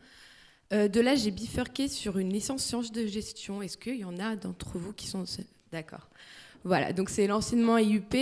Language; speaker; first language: French; native; French